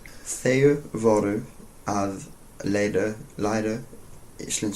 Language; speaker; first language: Icelandic; non-native, learner; English